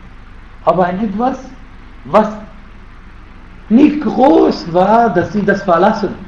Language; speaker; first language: German; non-native, fluent; Arabic